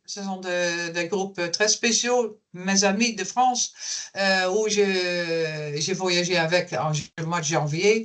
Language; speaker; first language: French; non-native, fluent; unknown